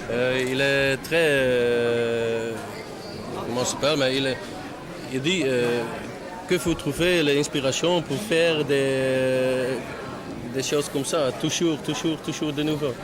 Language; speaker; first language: French; non-native, learner; Dutch